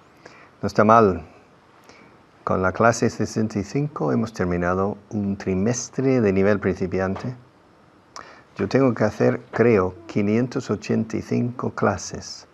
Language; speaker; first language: Spanish; non-native, fluent; English